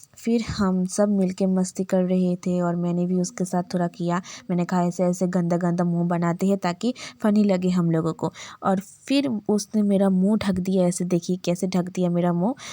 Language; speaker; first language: Hindi; non-native, local second language; Bangla